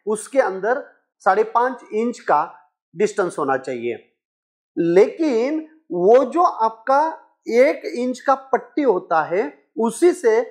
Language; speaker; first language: Hindi; non-native, local second language; Marathi